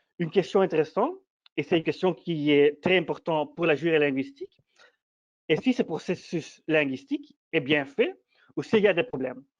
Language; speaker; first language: French; non-native, fluent; Dutch